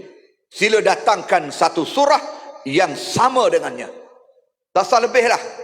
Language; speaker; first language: Malay; native; Malay